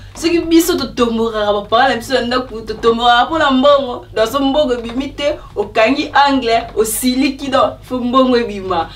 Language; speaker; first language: Lingala; native; Lingala